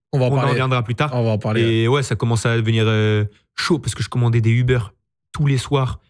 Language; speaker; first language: French; native; French